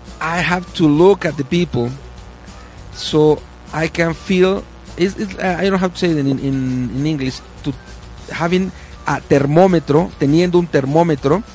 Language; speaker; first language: English; non-native, learner; Spanish